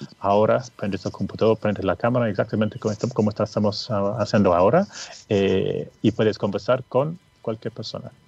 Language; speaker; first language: Spanish; non-native, fluent; English